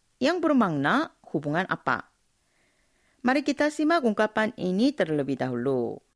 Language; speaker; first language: Indonesian; non-native, fluent; Korean